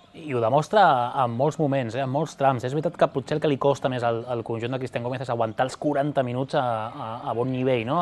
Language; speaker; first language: Catalan; native; Catalan